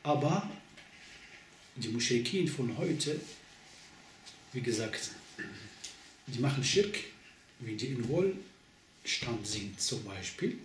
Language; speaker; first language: German; non-native, fluent; Arabic